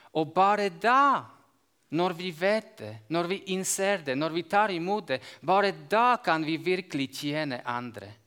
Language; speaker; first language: Norwegian; non-native, fluent; Slovak